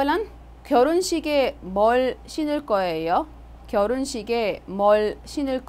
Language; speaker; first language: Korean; non-native, fluent; Arabic